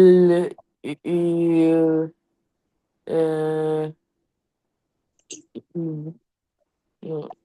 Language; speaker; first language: French; non-native, learner; English